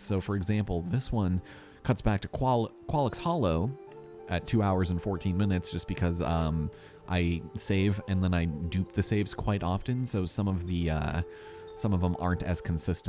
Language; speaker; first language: English; native; English